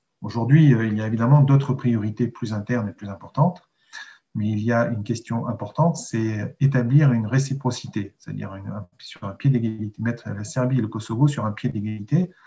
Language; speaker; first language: French; native; French